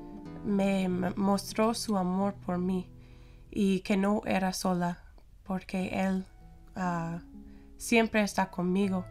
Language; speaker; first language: Spanish; non-native, fluent; English